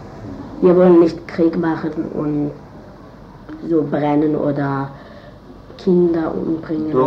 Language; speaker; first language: German; non-native, learner; Kurdish